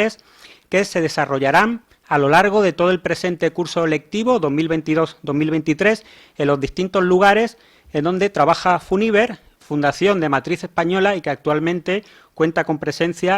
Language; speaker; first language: Spanish; native; Spanish